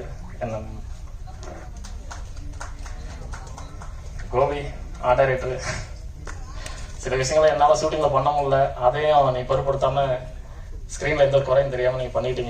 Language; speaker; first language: Tamil; native; Tamil